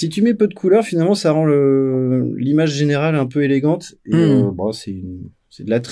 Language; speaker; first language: French; native; French